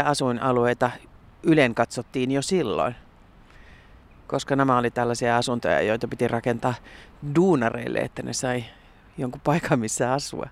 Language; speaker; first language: Finnish; early bilingual, heritage; Finnish